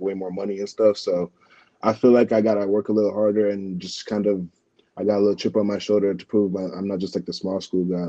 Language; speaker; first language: English; early bilingual, other home language; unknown